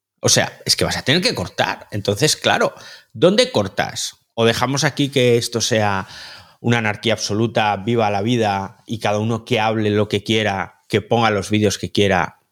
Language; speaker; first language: Spanish; native; Spanish